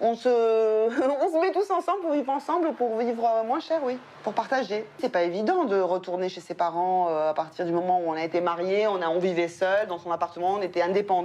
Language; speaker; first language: French; native; French